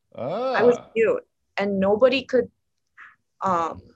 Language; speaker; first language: English; native; English